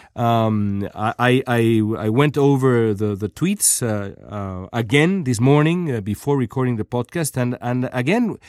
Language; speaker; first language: English; non-native, fluent; Spanish